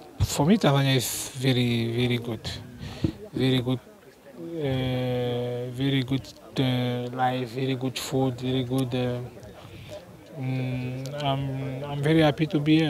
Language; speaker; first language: English; non-native, learner; French